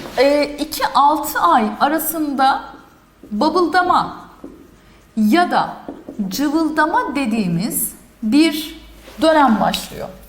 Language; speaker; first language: Turkish; native; Turkish